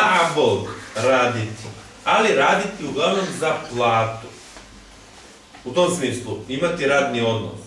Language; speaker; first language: Hebrew; non-native, fluent; Serbian